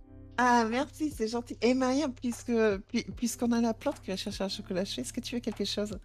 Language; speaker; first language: French; native; French